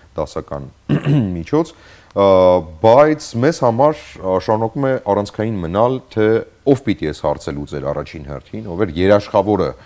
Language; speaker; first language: Armenian; native; Armenian